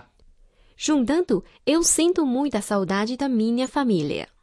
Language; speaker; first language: Portuguese; non-native, fluent; Chinese